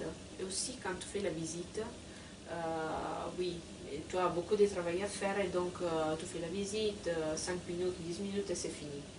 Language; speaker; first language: French; non-native, fluent; Italian